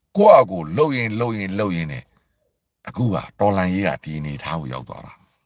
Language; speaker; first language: Burmese; native; Burmese